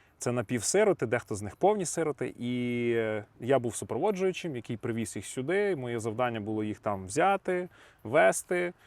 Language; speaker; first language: Ukrainian; native; Ukrainian